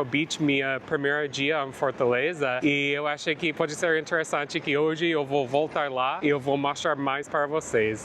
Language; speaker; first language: Portuguese; non-native, fluent; English